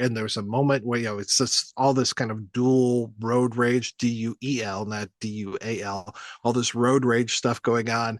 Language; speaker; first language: English; native; English